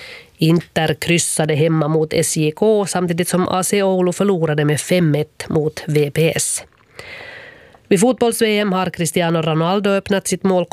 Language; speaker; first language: Swedish; native; Swedish